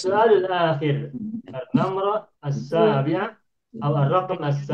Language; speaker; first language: Arabic; non-native, fluent; Indonesian